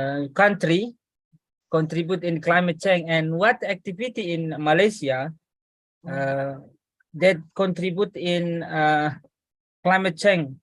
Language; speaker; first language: English; non-native, learner; Malay